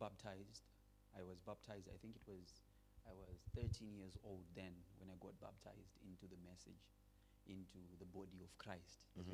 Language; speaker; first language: English; non-native, local second language; Shona